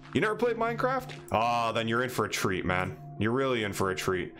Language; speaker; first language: English; native; English